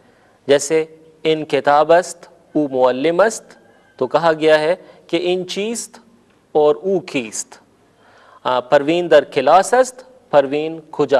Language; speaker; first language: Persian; non-native, fluent; Urdu